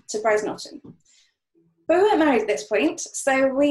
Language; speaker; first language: English; native; English